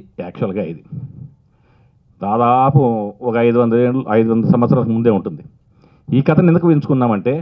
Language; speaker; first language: Telugu; native; Telugu